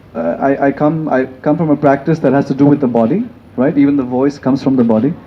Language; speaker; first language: English; non-native, local second language; Hindi